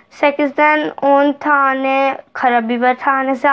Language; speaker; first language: Turkish; non-native, learner; Urdu